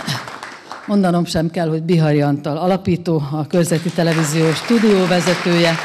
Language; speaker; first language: Hungarian; native; Hungarian